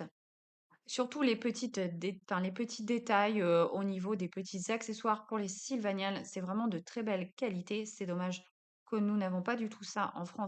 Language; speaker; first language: French; native; French